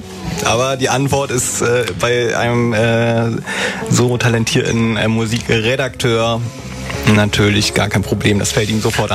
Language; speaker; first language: German; native; German